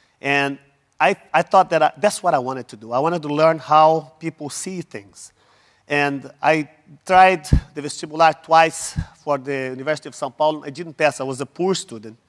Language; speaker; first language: English; non-native, fluent; Portuguese